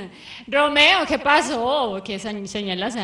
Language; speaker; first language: Spanish; native; Spanish